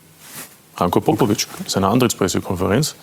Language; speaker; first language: German; native; German